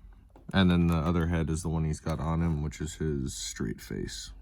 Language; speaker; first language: English; native; English